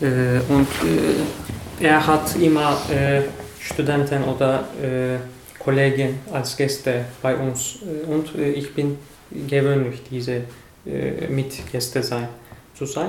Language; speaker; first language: German; non-native, learner; Turkish